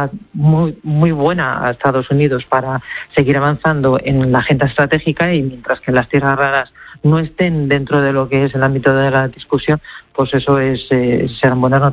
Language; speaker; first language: Spanish; native; Spanish